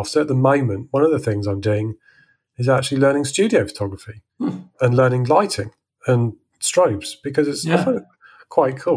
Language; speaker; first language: English; native; English